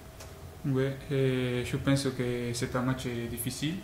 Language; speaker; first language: French; non-native, learner; Spanish